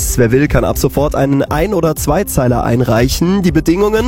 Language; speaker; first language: German; native; German